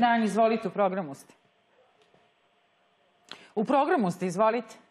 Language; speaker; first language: Serbian; native; Serbian